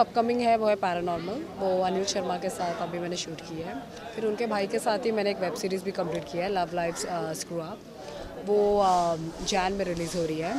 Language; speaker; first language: Hindi; non-native, local second language; Marathi